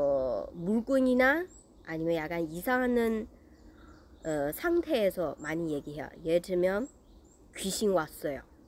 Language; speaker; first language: Korean; non-native, learner; Chinese